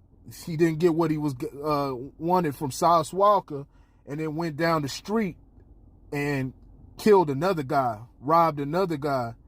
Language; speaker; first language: English; native; English